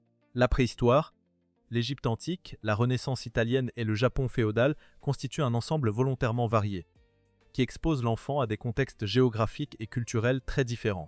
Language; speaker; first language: French; native; French